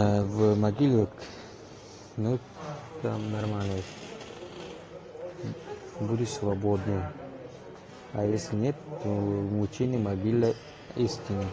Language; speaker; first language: Russian; non-native, learner; Tajik